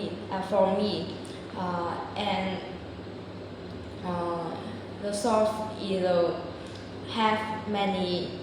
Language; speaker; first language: English; non-native, learner; Vietnamese